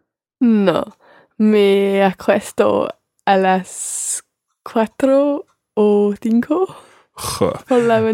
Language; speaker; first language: Spanish; non-native, learner; English